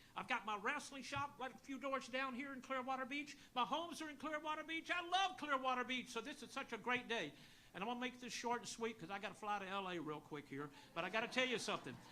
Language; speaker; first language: English; native; English